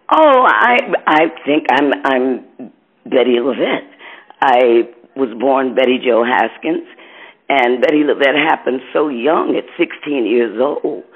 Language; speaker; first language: English; native; English